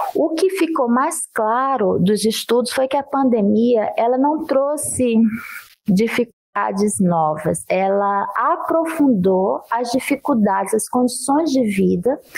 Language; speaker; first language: Portuguese; native; Portuguese